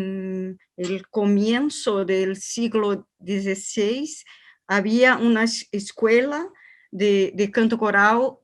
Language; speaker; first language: Spanish; non-native, learner; Portuguese